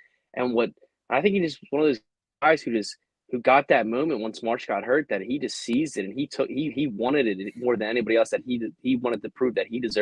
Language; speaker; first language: English; native; English